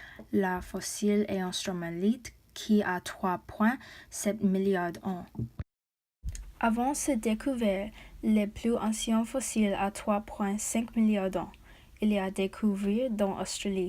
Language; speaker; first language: French; non-native, learner; English